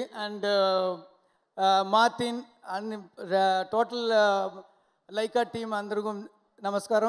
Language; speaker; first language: Telugu; non-native, learner; Tamil